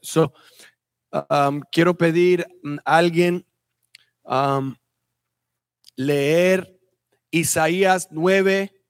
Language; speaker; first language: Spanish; early bilingual, heritage; Spanish